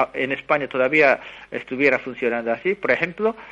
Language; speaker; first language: Spanish; non-native, fluent; Japanese